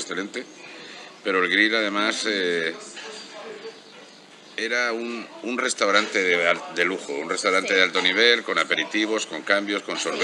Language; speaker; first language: Spanish; native; Spanish